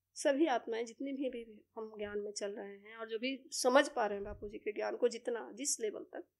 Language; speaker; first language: Hindi; native; Hindi